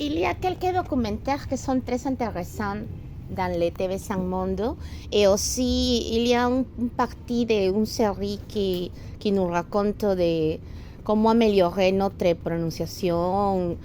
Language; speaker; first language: French; non-native, fluent; Spanish